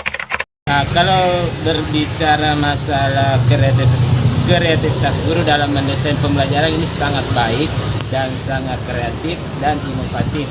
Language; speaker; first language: Indonesian; native; Indonesian